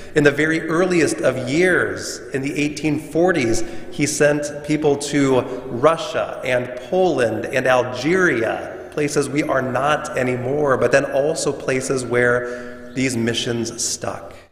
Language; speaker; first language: English; native; English